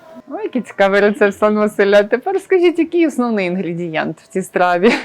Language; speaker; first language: Ukrainian; native; Ukrainian